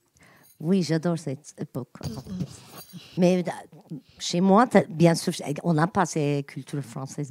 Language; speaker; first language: French; non-native, learner; Turkish